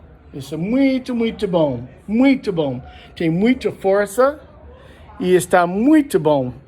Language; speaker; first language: Portuguese; non-native, learner; English